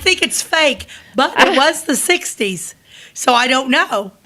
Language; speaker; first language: English; native; English